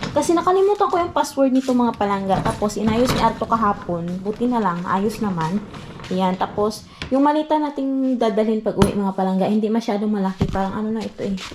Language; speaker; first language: Filipino; non-native, local second language; Cebuano